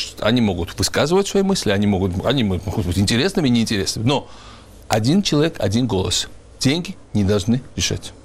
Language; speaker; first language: Russian; non-native, local second language; Georgian